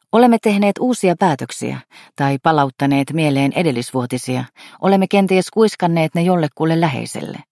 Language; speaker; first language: Finnish; native; Finnish